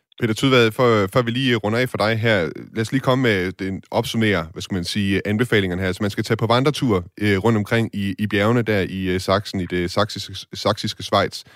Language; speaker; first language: Danish; native; Danish